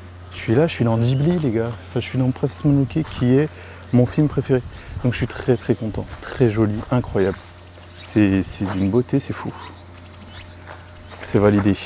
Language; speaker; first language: French; native; French